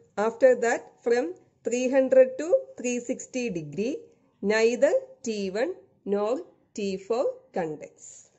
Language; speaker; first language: English; non-native, local second language; Malayalam